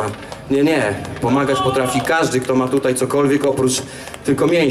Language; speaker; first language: Polish; native; Polish